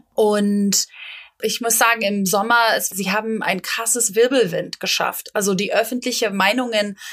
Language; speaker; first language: German; non-native, fluent; English